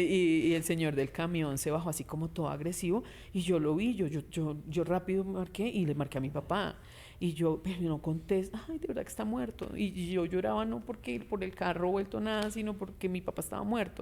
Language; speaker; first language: Spanish; native; Spanish